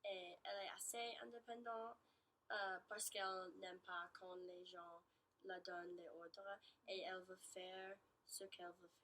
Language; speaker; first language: French; non-native, learner; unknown